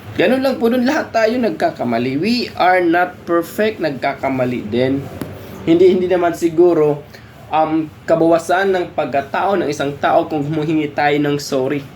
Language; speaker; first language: Filipino; non-native, local second language; Cebuano